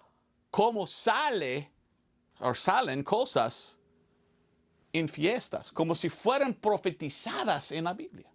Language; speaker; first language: Spanish; non-native, fluent; English